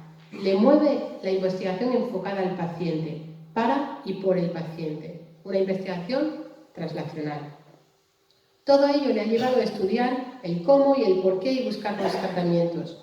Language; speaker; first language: Spanish; native; Spanish